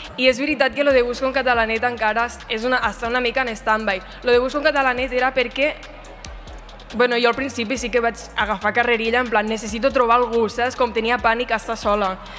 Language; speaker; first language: Catalan; native; Catalan